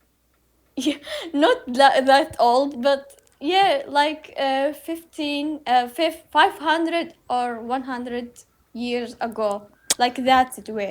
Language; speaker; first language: English; non-native, learner; Uzbek